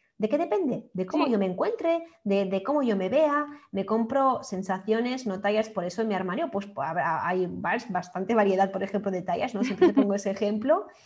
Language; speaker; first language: Spanish; native; Spanish